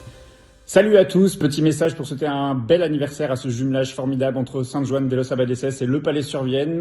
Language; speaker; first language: French; native; French